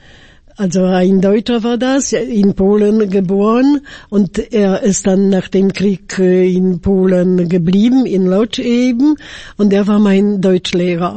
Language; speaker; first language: German; non-native, fluent; Polish